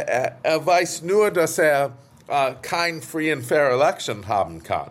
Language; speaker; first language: German; non-native, fluent; English